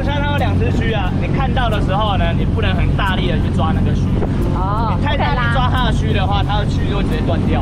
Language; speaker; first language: Chinese; native; Chinese